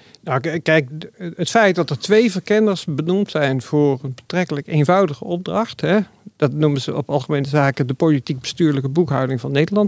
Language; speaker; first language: Dutch; native; Dutch